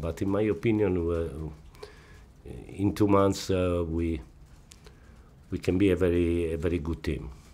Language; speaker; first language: English; non-native, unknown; Italian